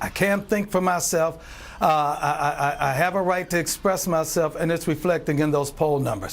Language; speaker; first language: English; native; English